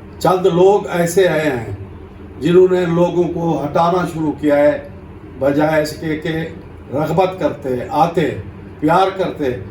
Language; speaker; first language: Urdu; non-native, local second language; Saraiki